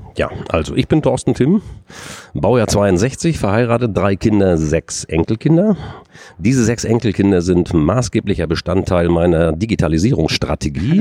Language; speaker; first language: German; native; German